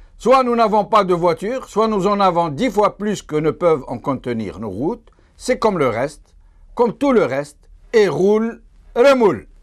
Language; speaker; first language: French; non-native, local second language; Arabic